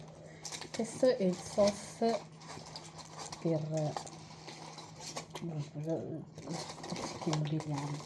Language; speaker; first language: Italian; non-native, local second language; Filipino